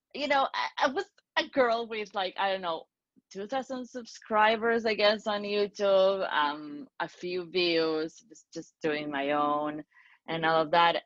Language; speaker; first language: English; non-native, fluent; Spanish